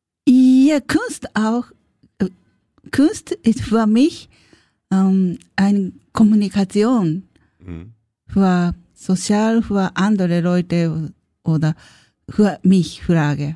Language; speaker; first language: German; non-native, learner; Japanese